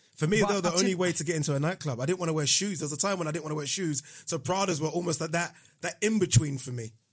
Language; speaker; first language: English; non-native, local second language; Yoruba